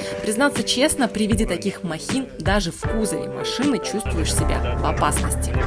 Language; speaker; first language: Russian; native; Russian